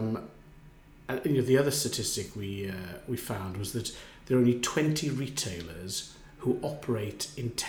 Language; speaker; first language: English; native; English